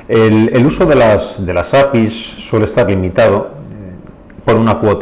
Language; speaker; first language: Spanish; native; Spanish